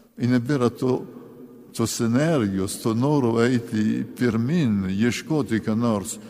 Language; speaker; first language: Lithuanian; early bilingual, heritage; Lithuanian